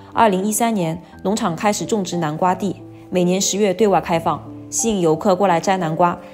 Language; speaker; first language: Chinese; native; Chinese